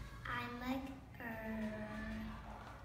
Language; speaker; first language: English; non-native, learner; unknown